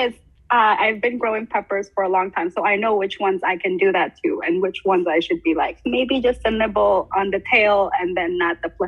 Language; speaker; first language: English; non-native, local second language; Filipino